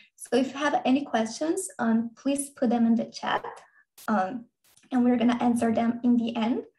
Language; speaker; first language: English; non-native, fluent; Portuguese